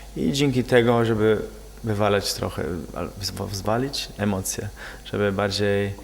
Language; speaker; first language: Polish; non-native, fluent; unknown